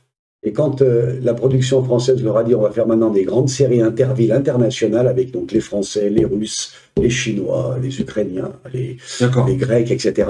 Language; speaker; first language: French; native; French